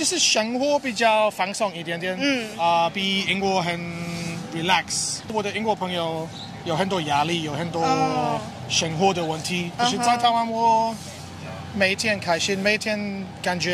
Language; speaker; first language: Chinese; non-native, fluent; English